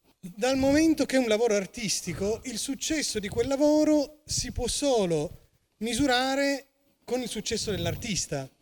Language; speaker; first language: Italian; native; Italian